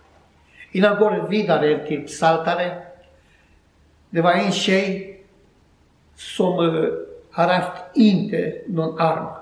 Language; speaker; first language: Swedish; non-native, learner; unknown